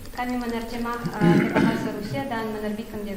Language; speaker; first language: Indonesian; non-native, fluent; Russian